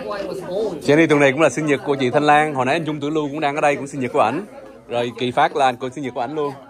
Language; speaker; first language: Vietnamese; early bilingual, heritage; Vietnamese